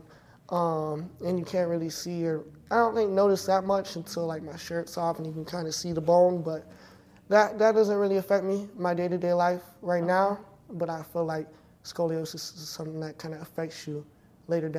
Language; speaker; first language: English; native; English